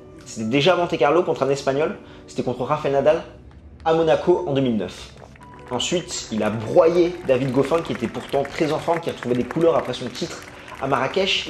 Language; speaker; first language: French; native; French